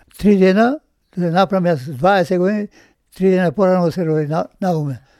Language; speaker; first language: Macedonian; native; Macedonian